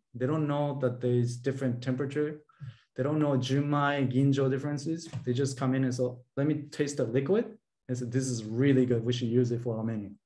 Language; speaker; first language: English; non-native, fluent; Japanese